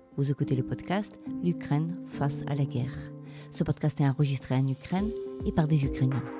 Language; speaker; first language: French; non-native, fluent; Ukrainian